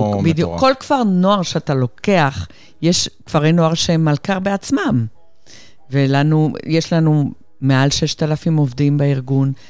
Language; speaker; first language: Hebrew; non-native, fluent; Spanish